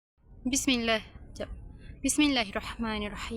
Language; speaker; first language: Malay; native; Malay